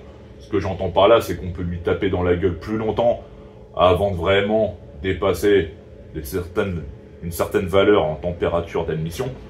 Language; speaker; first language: French; native; French